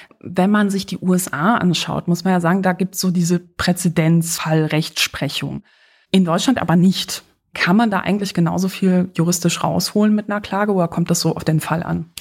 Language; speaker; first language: German; early bilingual, other home language; Polish